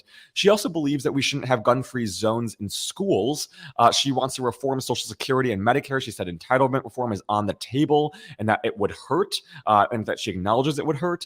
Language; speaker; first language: English; native; English